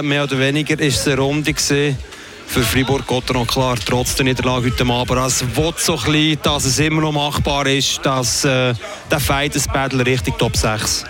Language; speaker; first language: German; native; German